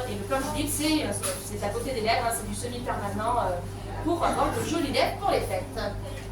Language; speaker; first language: French; native; French